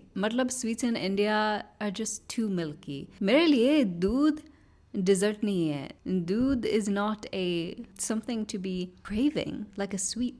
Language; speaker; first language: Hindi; non-native, learner; English